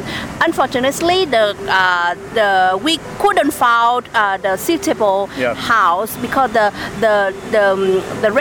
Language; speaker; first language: English; non-native, learner; Vietnamese